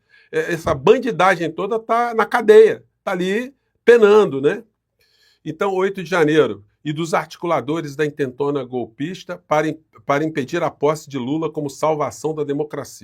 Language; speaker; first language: Portuguese; native; Portuguese